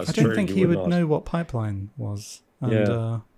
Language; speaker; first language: English; native; English